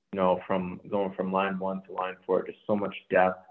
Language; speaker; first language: English; native; English